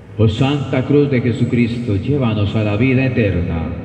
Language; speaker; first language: Spanish; native; Spanish